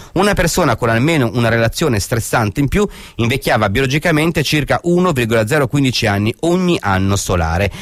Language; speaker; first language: Italian; native; Italian